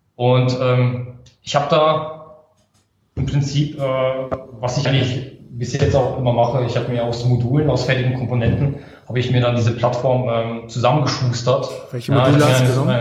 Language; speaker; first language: German; native; German